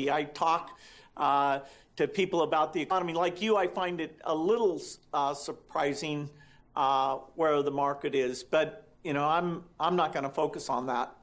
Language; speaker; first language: English; native; English